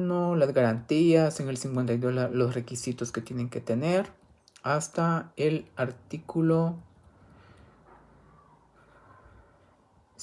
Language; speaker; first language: Spanish; native; Spanish